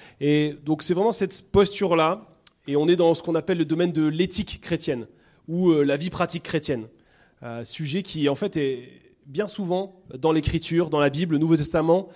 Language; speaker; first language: French; native; French